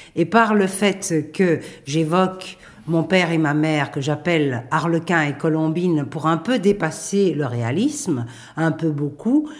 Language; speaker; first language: French; native; French